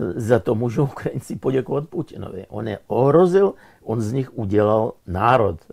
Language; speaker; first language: Czech; non-native, fluent; Russian